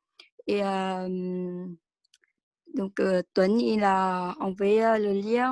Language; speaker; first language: French; non-native, learner; Vietnamese